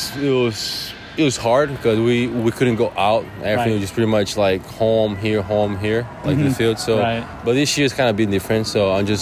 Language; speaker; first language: English; non-native, fluent; Portuguese